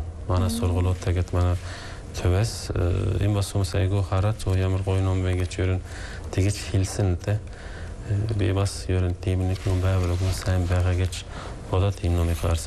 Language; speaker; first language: Mongolian; non-native, fluent; Turkish